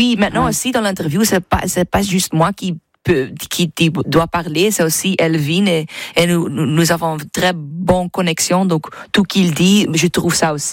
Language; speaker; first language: French; non-native, learner; Dutch